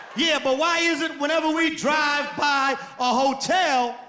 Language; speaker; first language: English; native; English